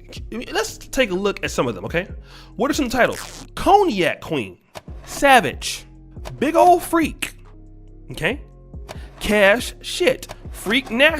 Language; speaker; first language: English; native; English